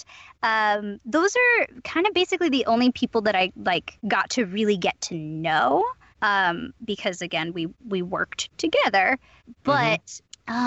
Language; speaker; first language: English; native; English